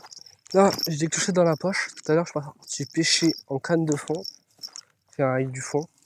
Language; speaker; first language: French; native; French